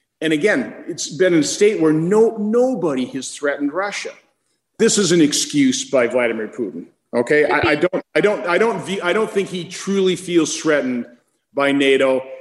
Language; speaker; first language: English; native; English